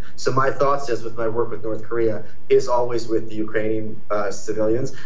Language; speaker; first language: English; early bilingual, other home language; Ukrainian